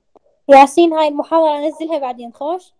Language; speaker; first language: Arabic; native; Arabic